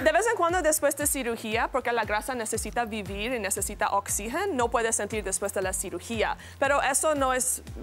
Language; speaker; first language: Spanish; non-native, learner; English